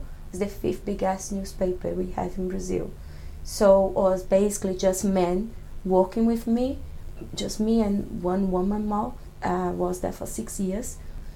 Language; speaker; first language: English; non-native, fluent; Portuguese